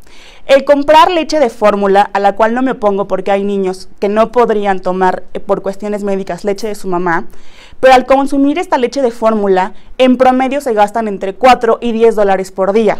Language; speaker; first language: Spanish; native; Spanish